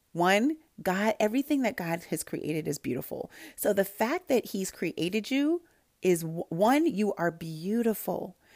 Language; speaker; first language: English; native; English